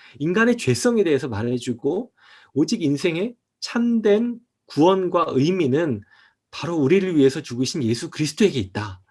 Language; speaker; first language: Korean; native; Korean